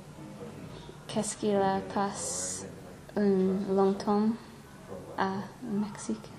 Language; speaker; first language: French; non-native, learner; English